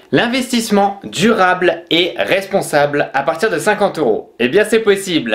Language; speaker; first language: French; native; French